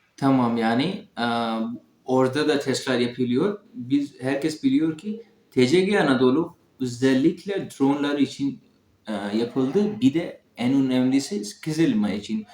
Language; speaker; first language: Turkish; non-native, learner; Urdu